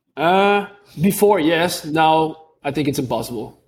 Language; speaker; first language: English; native; English